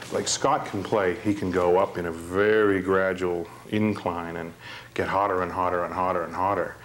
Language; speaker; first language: English; native; English